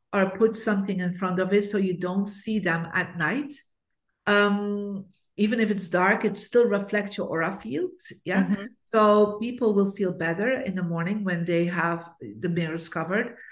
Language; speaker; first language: English; non-native, fluent; Dutch